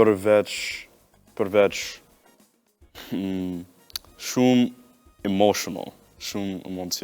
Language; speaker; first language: Albanian; non-native, learner; English